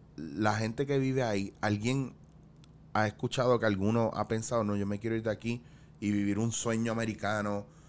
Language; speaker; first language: Spanish; native; Spanish